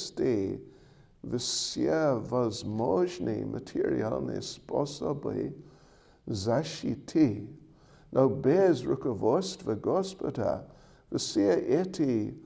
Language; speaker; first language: Russian; non-native, learner; English